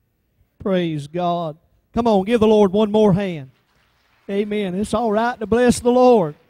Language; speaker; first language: English; native; English